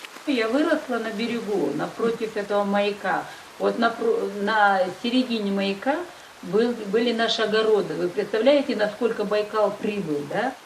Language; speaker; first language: Russian; native; Russian